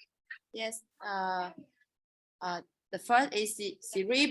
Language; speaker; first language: English; non-native, learner; Vietnamese